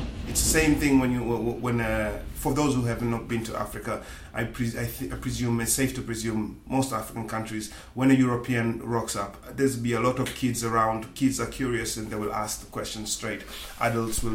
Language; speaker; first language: English; non-native, local second language; Swahili